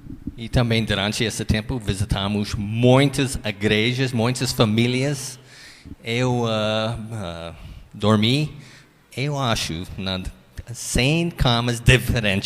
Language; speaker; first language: Portuguese; non-native, fluent; English